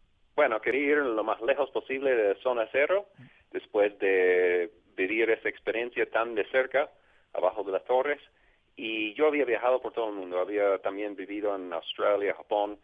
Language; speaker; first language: Spanish; non-native, fluent; English